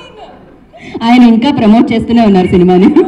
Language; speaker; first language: Telugu; native; Telugu